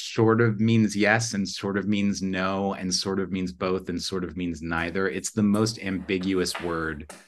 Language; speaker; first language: English; native; English